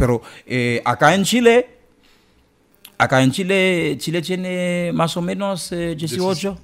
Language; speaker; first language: Spanish; non-native, learner; Haitian Creole